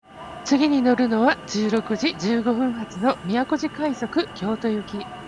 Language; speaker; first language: Japanese; native; Japanese